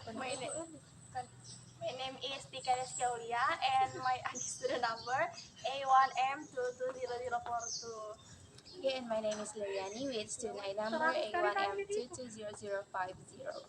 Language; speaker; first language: English; non-native, learner; Indonesian